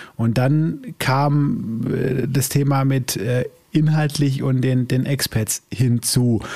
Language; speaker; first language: German; native; German